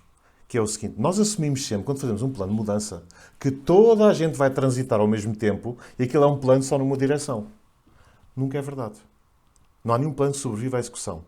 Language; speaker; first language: Portuguese; native; Portuguese